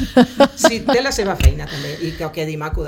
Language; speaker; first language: Catalan; native; Catalan